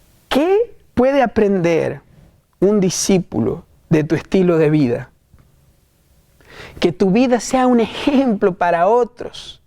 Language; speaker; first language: Spanish; native; Spanish